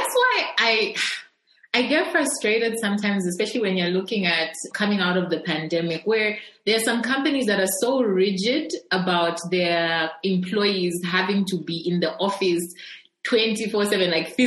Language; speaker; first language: English; non-native, local second language; Bemba